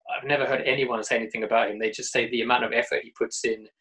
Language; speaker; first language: English; native; English